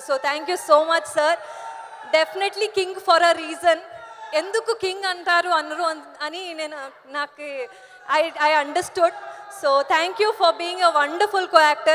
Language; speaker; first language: Telugu; non-native, learner; Kannada